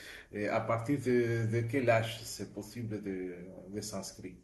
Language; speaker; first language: French; non-native, fluent; Spanish